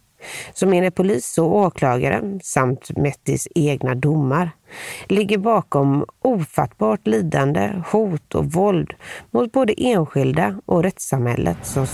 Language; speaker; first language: Swedish; native; Swedish